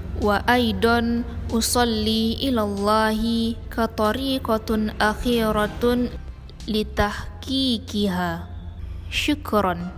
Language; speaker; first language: Arabic; non-native, learner; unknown